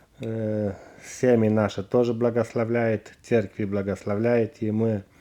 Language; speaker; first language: Russian; non-native, local second language; Romanian